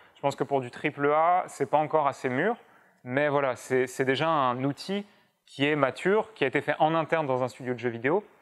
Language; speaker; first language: French; native; French